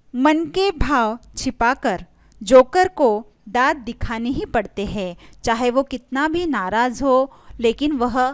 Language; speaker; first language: Hindi; non-native, local second language; Marathi